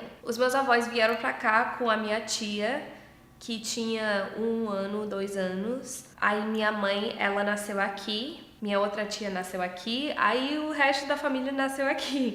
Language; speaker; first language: Portuguese; early bilingual, heritage; English